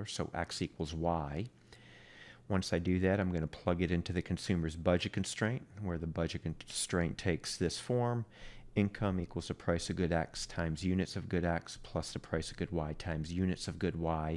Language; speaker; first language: English; native; English